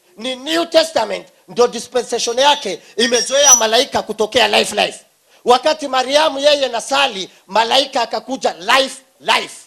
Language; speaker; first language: Swahili; non-native, local second language; Somali